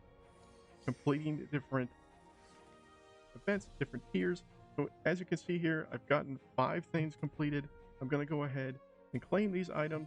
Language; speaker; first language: English; native; English